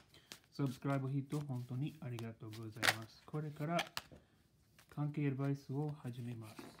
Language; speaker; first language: Japanese; non-native, learner; English